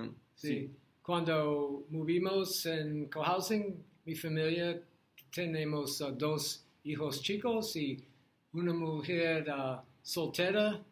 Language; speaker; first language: Spanish; non-native, learner; English